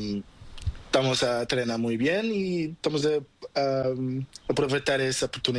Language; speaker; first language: Spanish; non-native, learner; Portuguese